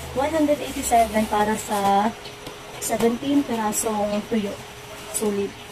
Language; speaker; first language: Filipino; non-native, local second language; Cebuano